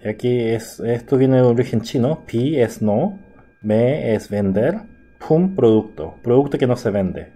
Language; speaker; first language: Spanish; non-native, fluent; Korean